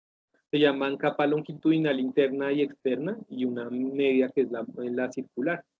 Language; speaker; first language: Spanish; native; Spanish